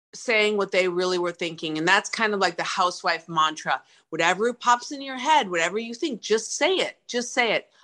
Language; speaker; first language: English; native; English